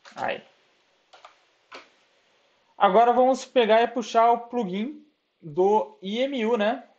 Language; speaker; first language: Portuguese; native; Portuguese